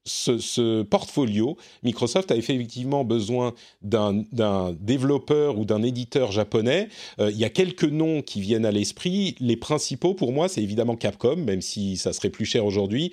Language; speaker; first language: French; native; French